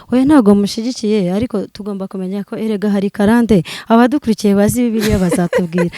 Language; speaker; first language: Kinyarwanda; native; Kinyarwanda